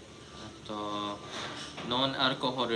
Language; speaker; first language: Japanese; non-native, fluent; English